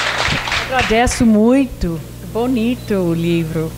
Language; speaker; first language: Portuguese; non-native, fluent; English